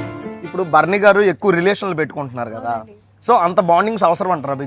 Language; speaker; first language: Telugu; native; Telugu